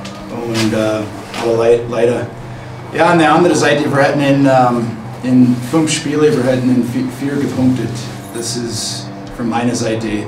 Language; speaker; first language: German; non-native, fluent; English